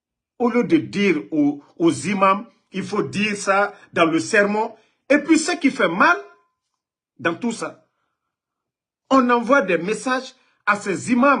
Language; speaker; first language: French; non-native, local second language; Mandingo